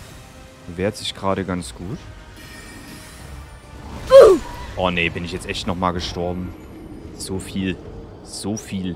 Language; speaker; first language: German; native; German